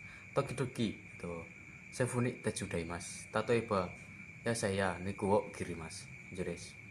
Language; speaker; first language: Japanese; non-native, learner; Indonesian